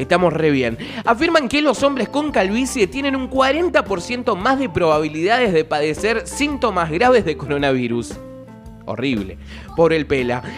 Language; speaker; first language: Spanish; native; Spanish